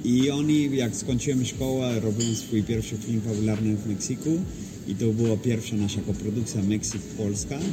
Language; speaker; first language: Polish; non-native, fluent; Spanish